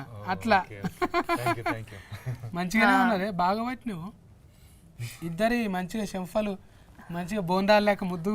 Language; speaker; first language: Telugu; native; Telugu